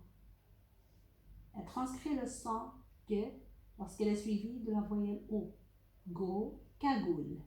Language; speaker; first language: French; non-native, local second language; Arabic